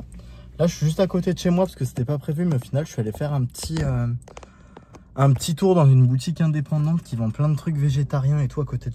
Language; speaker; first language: French; native; French